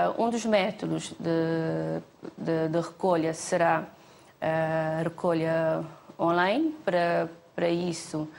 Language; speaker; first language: Portuguese; non-native, local second language; Kabuverdianu